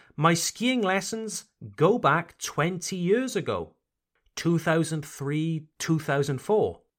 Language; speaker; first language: English; native; English